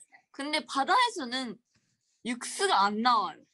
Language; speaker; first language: Korean; native; Korean